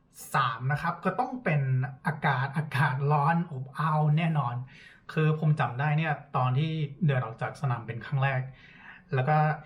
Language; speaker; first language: Thai; non-native, fluent; English